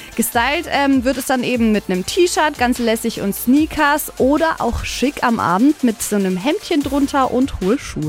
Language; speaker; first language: German; native; German